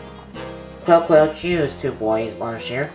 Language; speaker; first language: French; non-native, learner; English